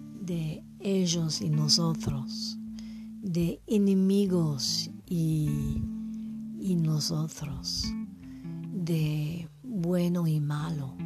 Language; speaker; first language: Spanish; non-native, fluent; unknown